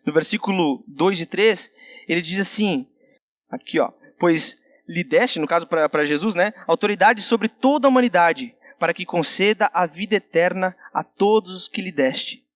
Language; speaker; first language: Portuguese; native; Portuguese